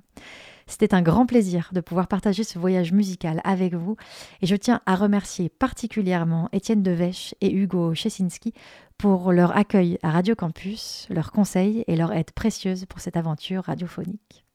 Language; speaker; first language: French; native; French